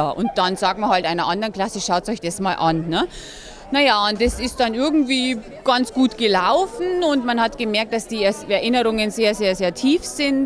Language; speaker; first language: German; native; German